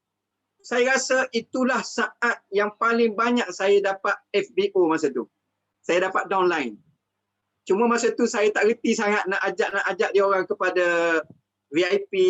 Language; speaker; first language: Malay; native; Malay